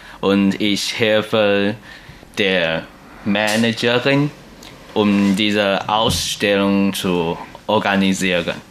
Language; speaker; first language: German; non-native, learner; Chinese